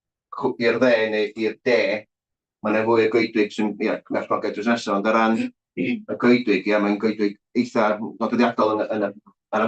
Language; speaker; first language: Welsh; native; Welsh